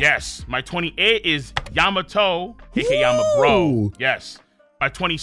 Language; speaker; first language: English; native; English